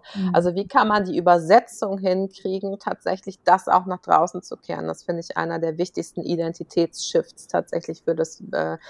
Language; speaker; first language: German; native; German